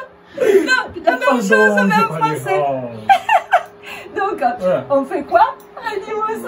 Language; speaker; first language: French; non-native, fluent; Italian